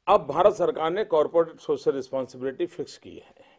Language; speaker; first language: Hindi; non-native, local second language; Gujarati